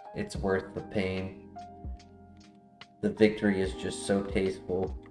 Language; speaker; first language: English; native; English